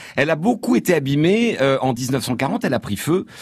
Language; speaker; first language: French; native; French